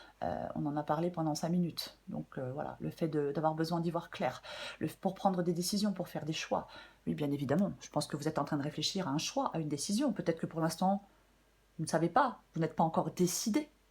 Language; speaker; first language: French; native; French